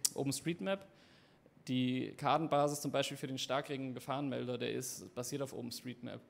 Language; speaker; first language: German; native; German